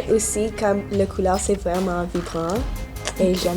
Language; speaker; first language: French; non-native, local second language; English